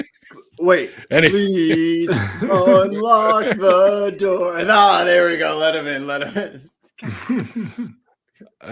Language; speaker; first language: English; native; English